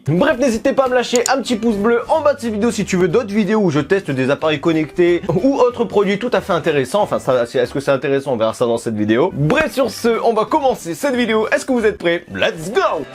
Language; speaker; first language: French; native; French